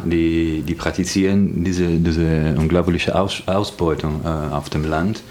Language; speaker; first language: German; non-native, fluent; Italian